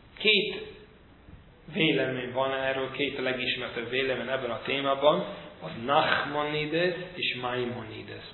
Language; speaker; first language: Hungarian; non-native, fluent; English